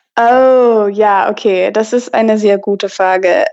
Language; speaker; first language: German; non-native, fluent; English